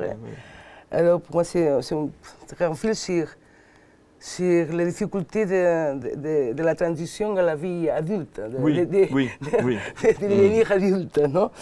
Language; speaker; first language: French; non-native, learner; Catalan